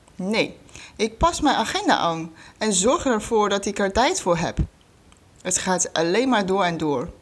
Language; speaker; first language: Dutch; non-native, fluent; Chinese